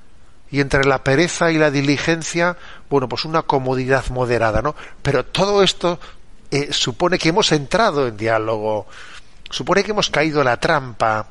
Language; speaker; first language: Spanish; native; Spanish